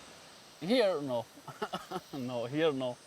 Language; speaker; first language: English; non-native, learner; Persian